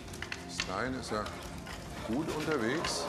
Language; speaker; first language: German; native; German